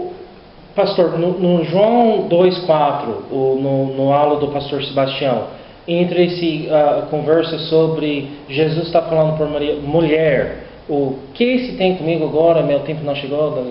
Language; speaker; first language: Portuguese; non-native, learner; English